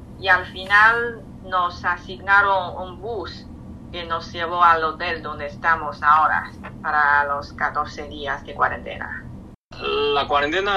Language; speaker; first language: Spanish; non-native, fluent; Chinese